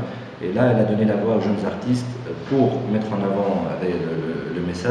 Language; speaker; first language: French; non-native, local second language; Arabic